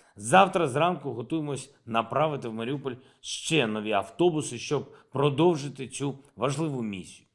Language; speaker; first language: Ukrainian; non-native, local second language; Russian